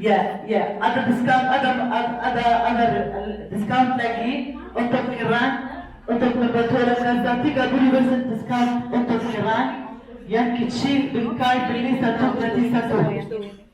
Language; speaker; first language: Indonesian; non-native, fluent; Arabic